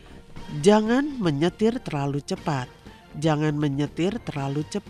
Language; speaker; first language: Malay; non-native, fluent; Chinese